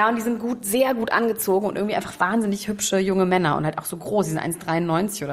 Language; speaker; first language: German; native; German